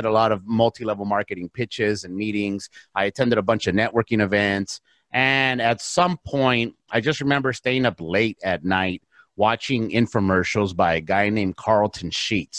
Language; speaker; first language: English; early bilingual, other home language; Spanish